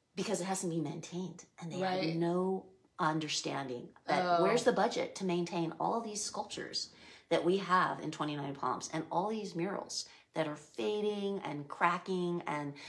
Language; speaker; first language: English; native; English